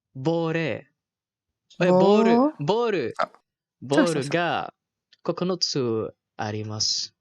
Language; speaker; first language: Japanese; non-native, learner; Malay